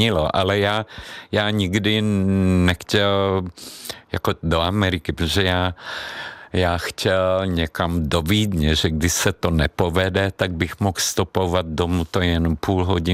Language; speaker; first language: Czech; non-native, fluent; Hungarian